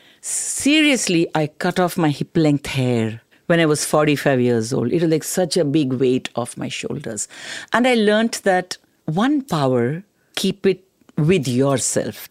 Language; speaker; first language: English; non-native, local second language; Tamil